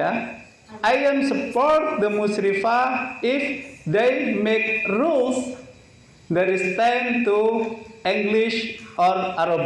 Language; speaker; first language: English; non-native, learner; Indonesian